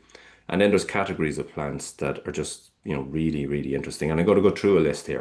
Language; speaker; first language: English; native; English